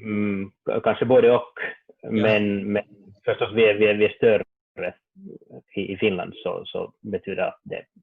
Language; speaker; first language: Swedish; non-native, learner; Finnish